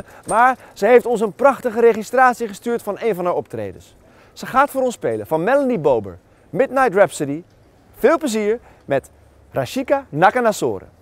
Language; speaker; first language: Dutch; native; Dutch